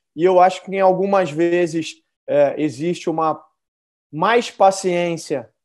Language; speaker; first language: Portuguese; native; Portuguese